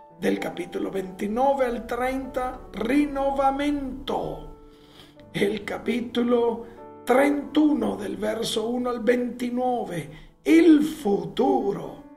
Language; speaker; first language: Italian; non-native, fluent; Spanish